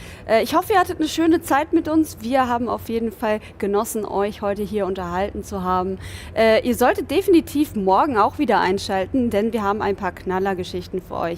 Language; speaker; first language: German; native; German